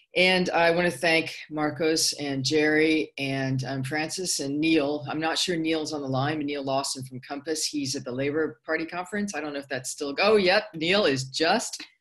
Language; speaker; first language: English; native; English